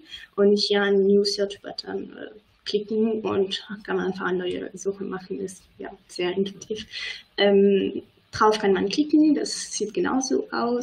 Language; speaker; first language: German; non-native, fluent; French